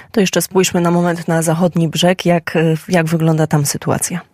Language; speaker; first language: Polish; native; Polish